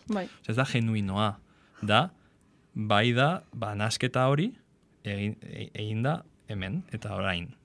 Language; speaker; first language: Basque; non-native, local second language; Spanish